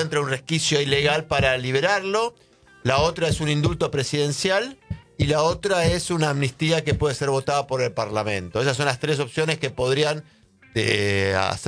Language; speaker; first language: Spanish; native; Spanish